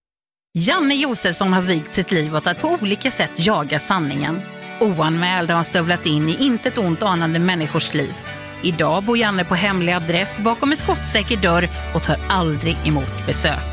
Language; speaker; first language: Swedish; native; Swedish